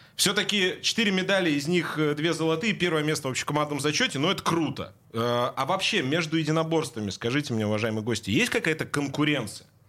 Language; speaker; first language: Russian; native; Russian